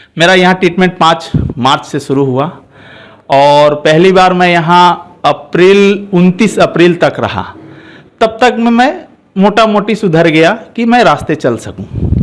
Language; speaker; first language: Hindi; non-native, local second language; Assamese